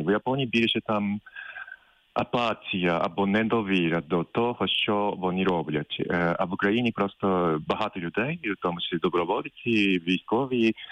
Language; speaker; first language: Ukrainian; non-native, fluent; Japanese